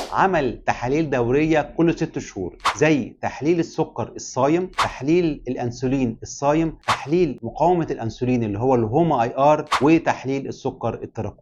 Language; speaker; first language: Arabic; native; Arabic